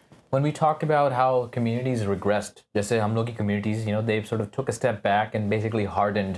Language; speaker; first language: English; non-native, local second language; Urdu